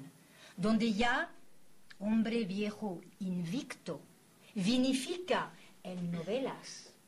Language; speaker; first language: Spanish; native; Spanish